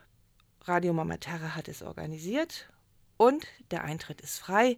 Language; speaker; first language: German; native; German